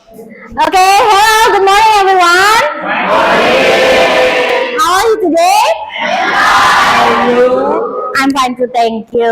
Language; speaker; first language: English; non-native, fluent; Indonesian